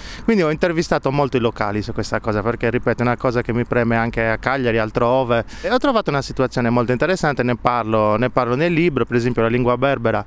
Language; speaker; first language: Italian; native; Italian